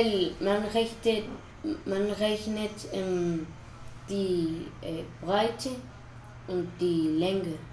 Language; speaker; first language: German; early bilingual, heritage; German